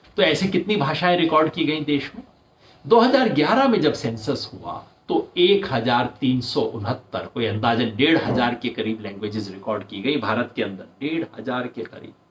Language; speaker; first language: Hindi; native; Hindi